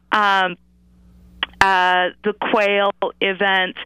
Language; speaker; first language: English; native; English